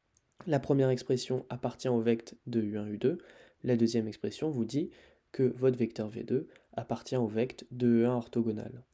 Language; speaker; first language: French; native; French